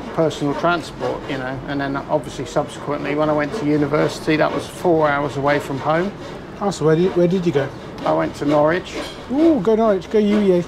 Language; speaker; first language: English; native; English